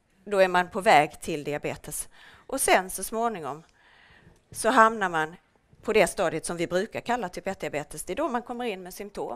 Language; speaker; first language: Swedish; native; Swedish